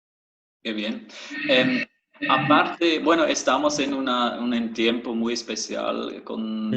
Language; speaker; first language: Spanish; non-native, fluent; German